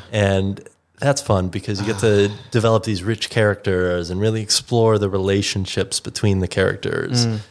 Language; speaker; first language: English; native; English